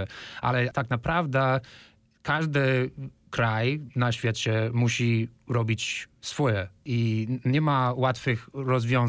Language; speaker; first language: Polish; non-native, fluent; English